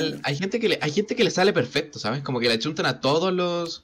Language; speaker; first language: Spanish; native; Spanish